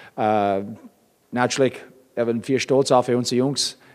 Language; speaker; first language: German; non-native, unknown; English